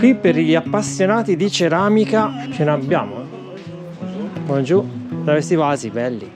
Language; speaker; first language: Italian; native; Italian